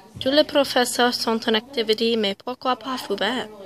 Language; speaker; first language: French; non-native, learner; English